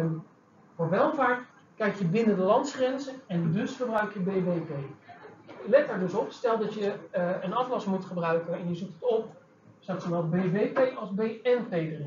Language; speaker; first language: Dutch; native; Dutch